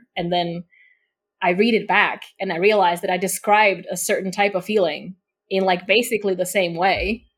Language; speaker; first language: English; non-native, fluent; Slovak